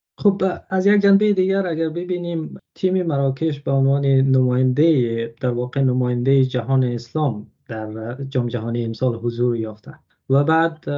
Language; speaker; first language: Persian; native; Persian